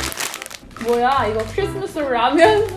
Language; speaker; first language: Korean; non-native, fluent; English